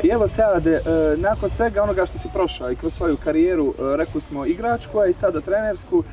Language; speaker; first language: Serbian; native; Serbian